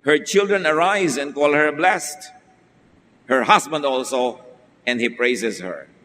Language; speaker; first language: English; non-native, local second language; Filipino